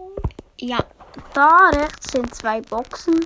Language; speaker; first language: German; native; German